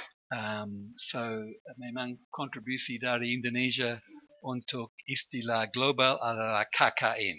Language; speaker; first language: Indonesian; non-native, fluent; English